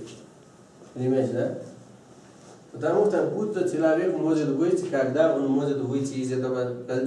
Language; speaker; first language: Russian; non-native, learner; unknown